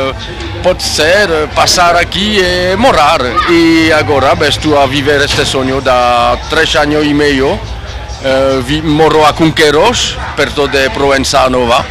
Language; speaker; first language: Portuguese; non-native, learner; French